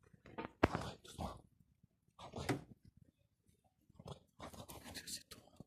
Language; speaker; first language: French; native; French